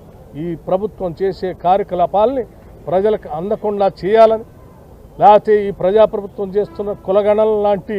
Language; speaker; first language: Telugu; native; Telugu